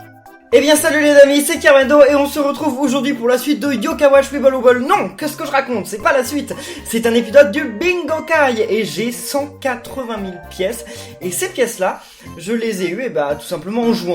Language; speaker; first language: French; native; French